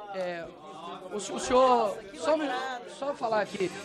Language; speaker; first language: Portuguese; native; Portuguese